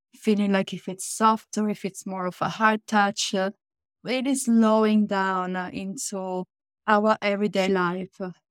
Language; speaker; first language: English; non-native, fluent; Italian